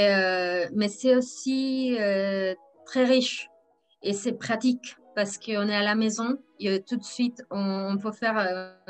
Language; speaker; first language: French; non-native, fluent; Spanish